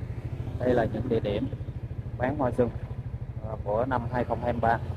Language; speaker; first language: Vietnamese; native; Vietnamese